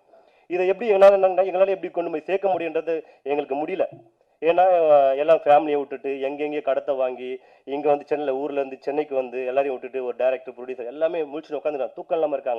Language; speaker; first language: Tamil; native; Tamil